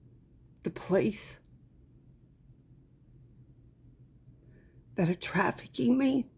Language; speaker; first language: English; native; English